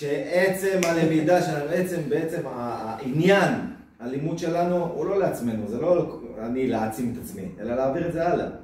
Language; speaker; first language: Hebrew; non-native, fluent; French